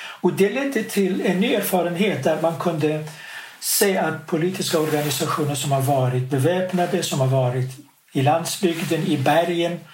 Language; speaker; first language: Swedish; non-native, fluent; Kurdish